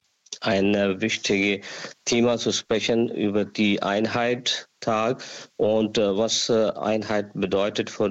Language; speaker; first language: German; non-native, learner; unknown